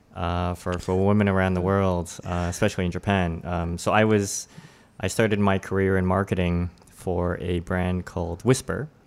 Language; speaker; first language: English; native; English